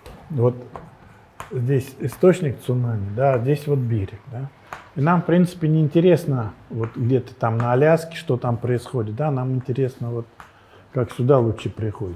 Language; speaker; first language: Russian; native; Russian